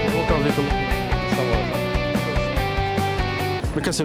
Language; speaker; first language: Finnish; non-native, learner; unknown